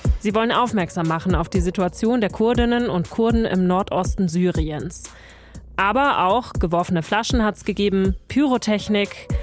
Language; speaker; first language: German; native; German